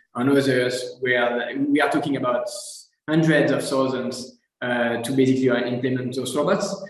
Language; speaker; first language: English; non-native, fluent; French